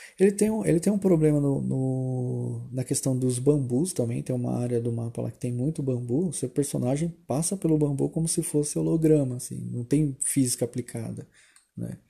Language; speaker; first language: Portuguese; native; Portuguese